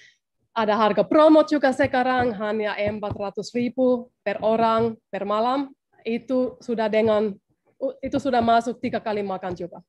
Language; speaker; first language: Indonesian; non-native, learner; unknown